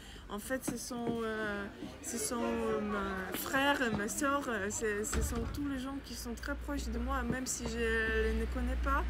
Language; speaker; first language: French; non-native, learner; Ukrainian